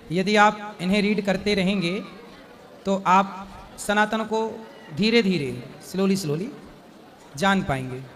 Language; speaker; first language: Hindi; native; Hindi